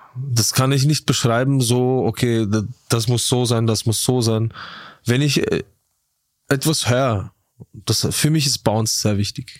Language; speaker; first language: German; early bilingual, other home language; Turkish